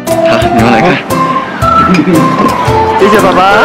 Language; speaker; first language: Chinese; early bilingual, heritage; Chinese